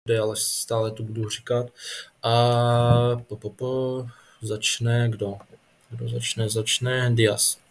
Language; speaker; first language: Czech; non-native, fluent; Russian